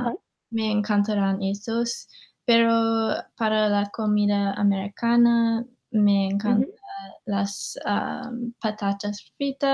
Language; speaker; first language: Spanish; non-native, learner; English